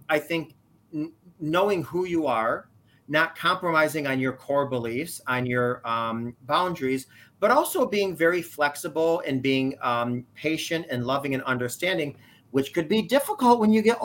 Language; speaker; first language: English; native; English